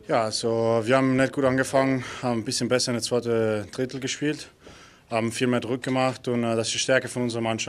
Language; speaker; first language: German; non-native, local second language; Italian